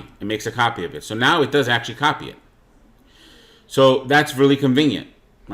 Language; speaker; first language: English; native; English